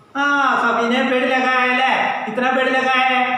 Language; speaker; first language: Hindi; non-native, local second language; Malayalam